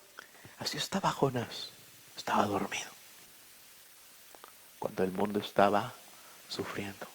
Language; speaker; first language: Spanish; native; Spanish